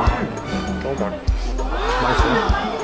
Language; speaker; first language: Korean; non-native, fluent; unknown